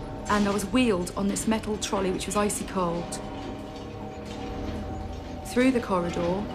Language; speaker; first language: English; native; English